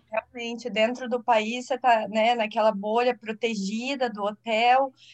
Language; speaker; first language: Portuguese; native; Portuguese